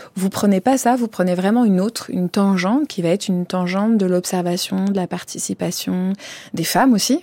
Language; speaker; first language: French; native; French